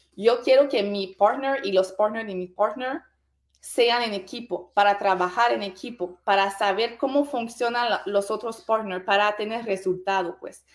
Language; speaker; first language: Spanish; non-native, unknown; French